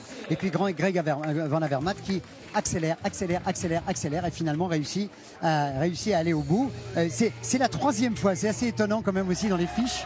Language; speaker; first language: French; native; French